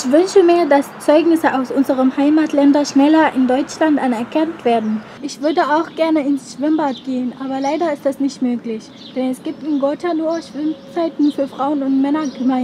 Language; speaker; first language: German; non-native, learner; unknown